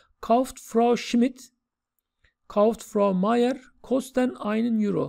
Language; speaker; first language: German; non-native, fluent; Turkish